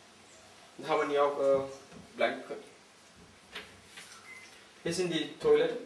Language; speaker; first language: German; non-native, learner; Sinhala